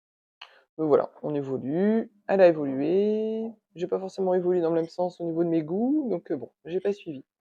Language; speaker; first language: French; native; French